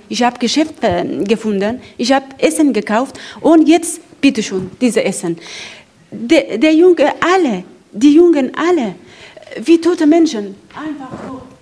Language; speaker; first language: German; non-native, learner; Persian